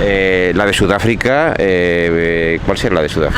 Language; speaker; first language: Spanish; native; Spanish